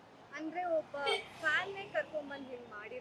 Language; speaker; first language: Kannada; native; Kannada